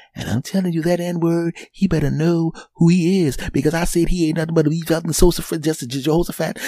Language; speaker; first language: English; native; English